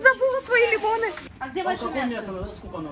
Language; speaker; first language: Russian; native; Russian